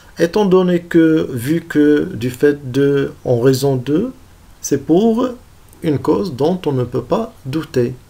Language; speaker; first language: French; non-native, local second language; Arabic